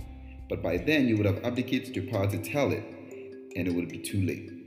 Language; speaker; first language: English; non-native, local second language; Akan